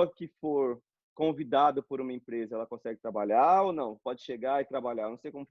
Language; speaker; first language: Portuguese; native; Portuguese